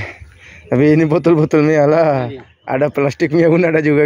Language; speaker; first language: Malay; non-native, learner; Bangla